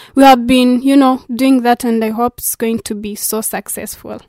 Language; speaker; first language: English; non-native, local second language; Kinyarwanda